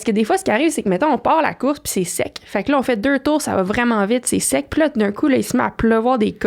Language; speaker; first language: French; native; French